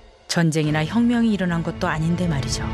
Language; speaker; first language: Korean; native; Korean